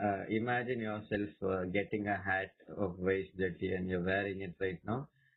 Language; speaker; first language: English; non-native, local second language; Tamil